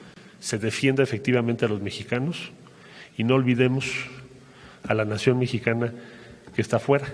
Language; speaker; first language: Spanish; native; Spanish